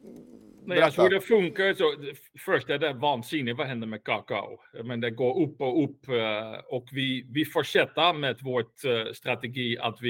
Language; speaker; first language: Swedish; non-native, fluent; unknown